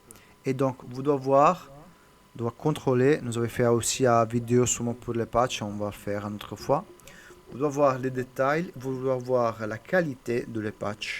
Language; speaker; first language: French; non-native, learner; Italian